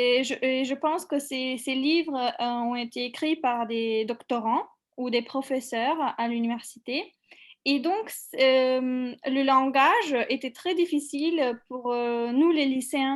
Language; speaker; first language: French; non-native, fluent; Macedonian